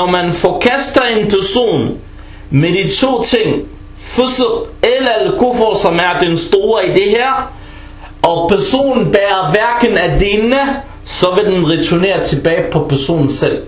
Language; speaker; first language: Danish; early bilingual, other home language; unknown